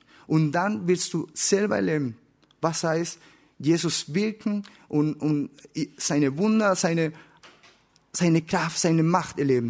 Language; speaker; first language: German; non-native, learner; Spanish